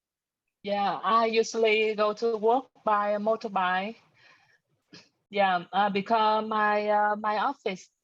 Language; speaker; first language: English; non-native, learner; Vietnamese